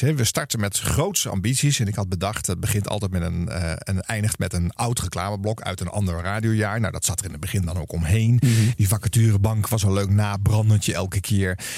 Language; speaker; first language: Dutch; native; Dutch